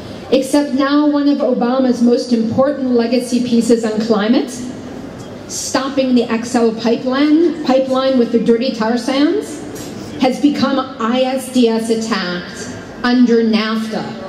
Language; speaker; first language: English; native; English